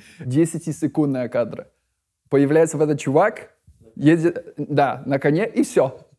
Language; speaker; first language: Russian; non-native, fluent; English